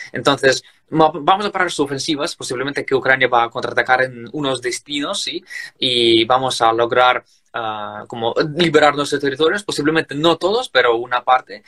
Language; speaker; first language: Spanish; non-native, fluent; Russian